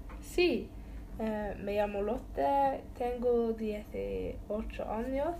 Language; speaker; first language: Spanish; non-native, learner; Norwegian